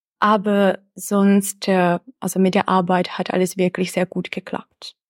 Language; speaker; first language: German; non-native, fluent; Czech